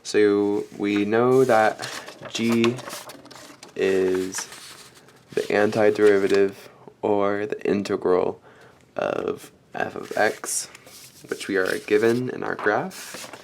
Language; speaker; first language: English; native; English